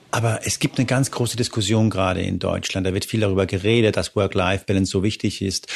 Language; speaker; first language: German; early bilingual, other home language; Spanish